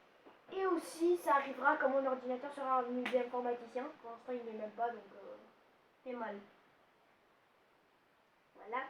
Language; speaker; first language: French; native; French